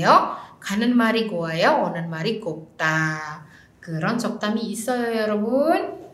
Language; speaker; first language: Korean; non-native, fluent; Indonesian